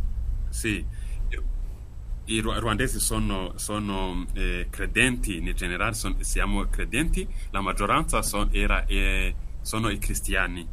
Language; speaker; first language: Italian; non-native, fluent; Kinyarwanda